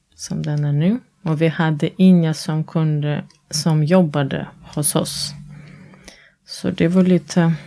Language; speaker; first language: Swedish; non-native, fluent; Latvian